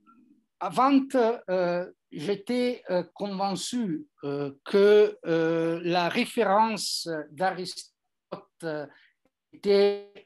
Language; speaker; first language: French; non-native, fluent; Italian